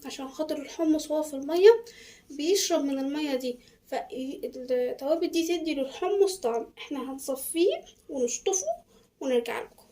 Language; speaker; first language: Arabic; native; Arabic